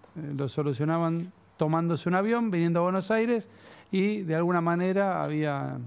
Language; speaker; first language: Spanish; native; Spanish